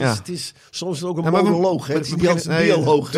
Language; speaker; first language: Dutch; native; Dutch